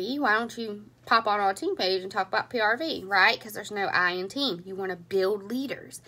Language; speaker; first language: English; native; English